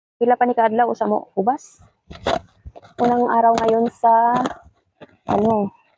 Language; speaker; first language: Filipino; non-native, local second language; Cebuano